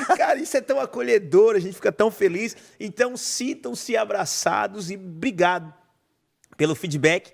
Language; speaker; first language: Portuguese; native; Portuguese